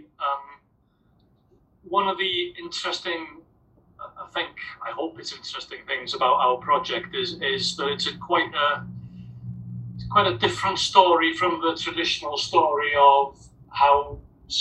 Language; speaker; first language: English; native; English